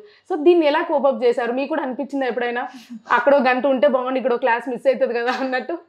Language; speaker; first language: Telugu; native; Telugu